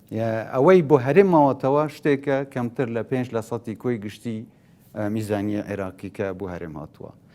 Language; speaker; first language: Central Kurdish; native; Central Kurdish